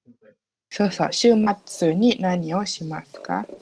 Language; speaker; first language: Japanese; non-native, learner; Malay